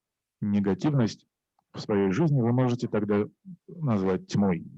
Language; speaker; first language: Russian; native; Russian